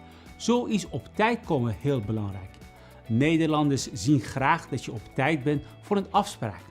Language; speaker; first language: Dutch; non-native, fluent; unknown